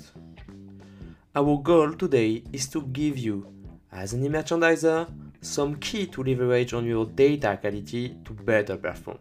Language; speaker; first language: English; non-native, fluent; French